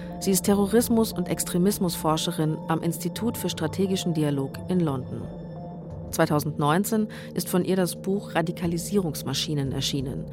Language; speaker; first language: German; native; German